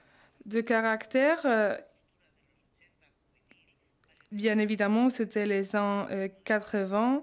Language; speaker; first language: French; non-native, fluent; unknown